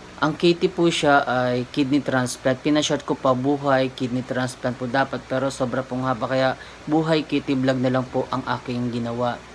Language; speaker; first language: Filipino; native; Filipino